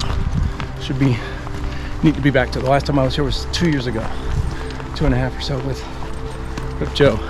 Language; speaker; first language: English; native; English